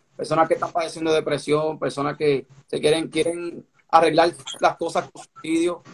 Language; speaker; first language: Spanish; native; Spanish